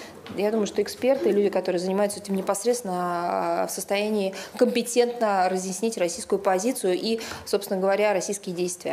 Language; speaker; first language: Russian; native; Russian